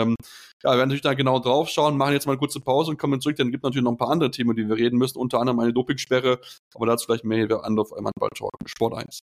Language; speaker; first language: German; native; German